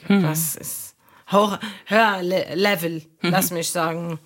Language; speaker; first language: German; non-native, fluent; Arabic